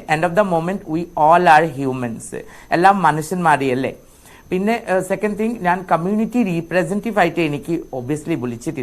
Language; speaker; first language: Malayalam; non-native, local second language; Assamese